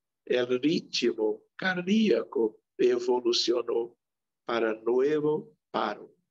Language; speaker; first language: Spanish; non-native, local second language; Portuguese